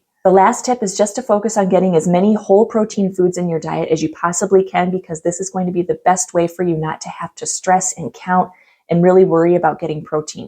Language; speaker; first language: English; native; English